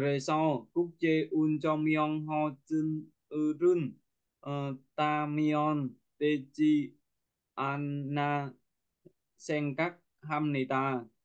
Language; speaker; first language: Korean; non-native, learner; Vietnamese